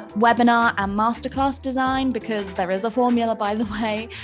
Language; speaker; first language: English; native; English